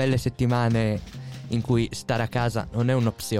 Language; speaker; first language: Italian; native; Italian